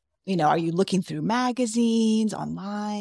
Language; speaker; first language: English; native; English